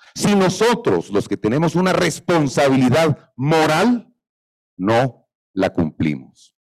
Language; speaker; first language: Spanish; native; Spanish